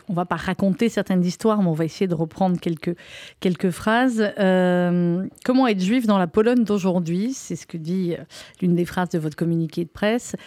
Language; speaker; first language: French; native; French